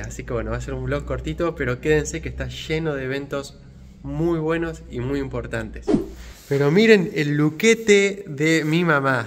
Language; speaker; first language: Spanish; native; Spanish